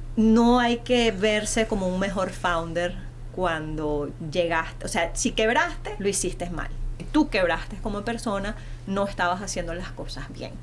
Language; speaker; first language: Spanish; early bilingual, heritage; Spanish